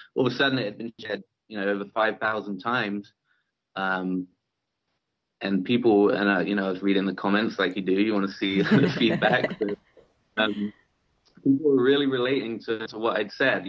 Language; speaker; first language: English; native; English